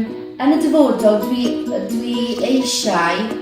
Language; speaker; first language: Welsh; non-native, learner; English